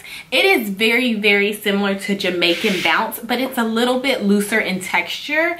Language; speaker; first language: English; native; English